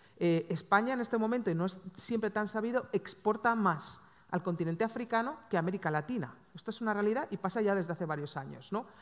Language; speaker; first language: Spanish; native; Spanish